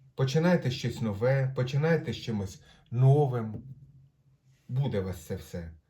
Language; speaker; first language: Ukrainian; non-native, local second language; Russian